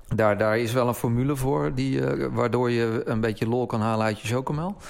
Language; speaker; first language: Dutch; native; Dutch